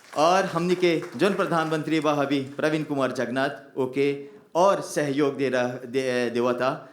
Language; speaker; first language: Bhojpuri; early bilingual, heritage; Bhojpuri